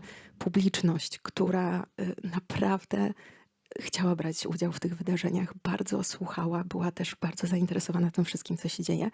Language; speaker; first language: Polish; native; Polish